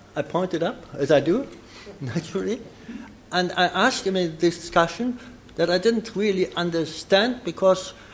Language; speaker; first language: English; non-native, fluent; German